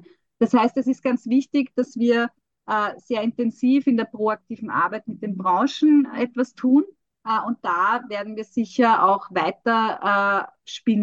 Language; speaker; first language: German; native; German